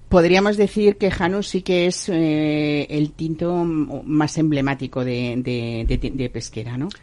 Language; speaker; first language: Spanish; native; Spanish